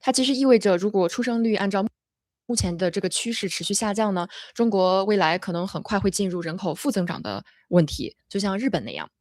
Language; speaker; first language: Chinese; native; Chinese